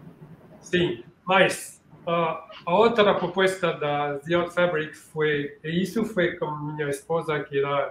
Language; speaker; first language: Portuguese; non-native, learner; French